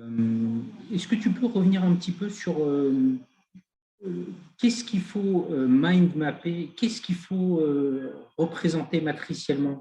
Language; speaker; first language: French; native; French